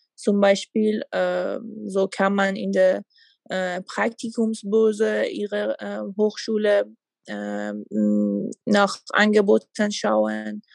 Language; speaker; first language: German; non-native, fluent; Persian